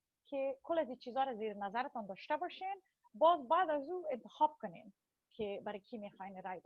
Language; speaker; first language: Persian; early bilingual, heritage; Persian